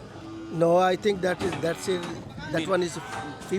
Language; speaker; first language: English; non-native, fluent; Urdu